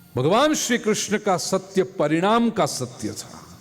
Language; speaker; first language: Hindi; non-native, local second language; Gujarati